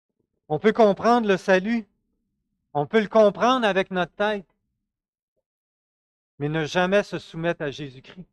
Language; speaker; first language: French; native; French